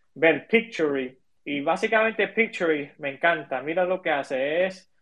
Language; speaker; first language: Spanish; early bilingual, heritage; Spanish